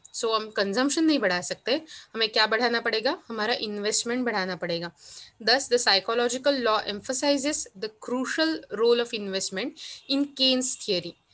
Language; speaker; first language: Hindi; non-native, local second language; Marathi